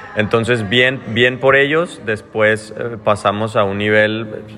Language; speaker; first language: Spanish; native; Spanish